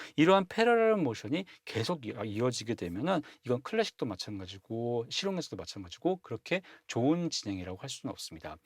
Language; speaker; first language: Korean; native; Korean